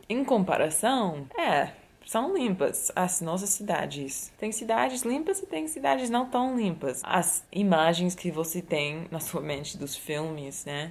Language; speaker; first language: Portuguese; non-native, fluent; English